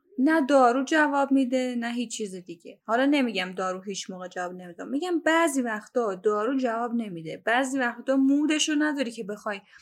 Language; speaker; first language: Persian; native; Persian